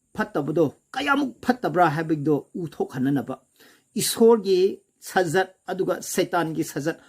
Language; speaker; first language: Manipuri; non-native, local second language; Rongmei Naga